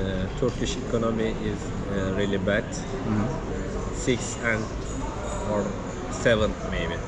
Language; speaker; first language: English; non-native, learner; Turkish